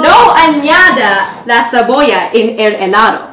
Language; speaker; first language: Spanish; non-native, learner; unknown